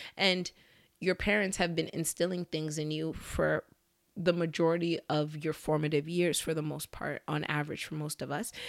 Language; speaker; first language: English; early bilingual, other home language; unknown